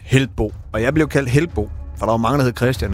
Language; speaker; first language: Danish; native; Danish